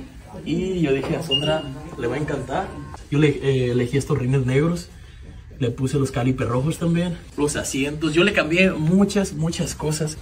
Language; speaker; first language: Spanish; native; Spanish